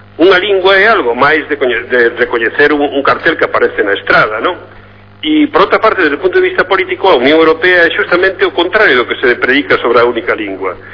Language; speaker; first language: Galician; native; Galician